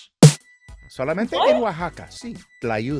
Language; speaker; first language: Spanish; non-native, learner; English